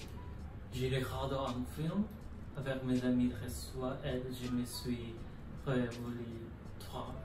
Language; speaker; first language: French; non-native, learner; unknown